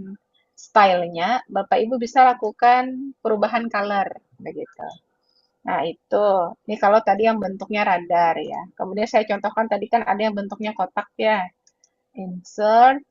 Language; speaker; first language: Indonesian; native; Indonesian